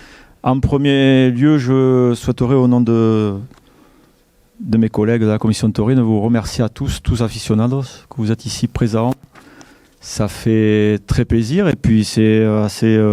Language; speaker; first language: French; native; French